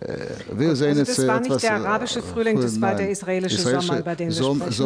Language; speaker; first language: German; native; German